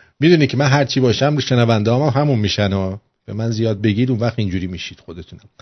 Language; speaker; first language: Persian; native; Persian